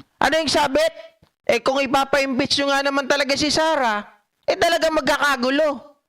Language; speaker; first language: Filipino; non-native, local second language; Iloko